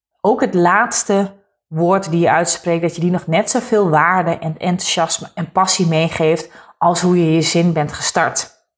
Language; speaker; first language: Dutch; native; Dutch